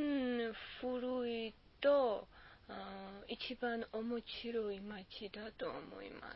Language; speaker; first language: Japanese; non-native, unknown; Georgian